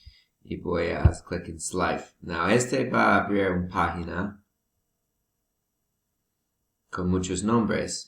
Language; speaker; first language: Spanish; non-native, learner; English